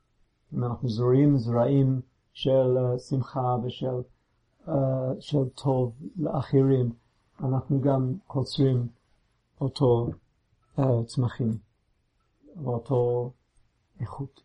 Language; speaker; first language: Hebrew; non-native, fluent; English